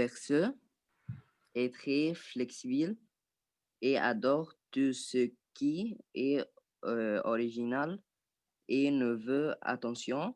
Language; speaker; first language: French; non-native, learner; Arabic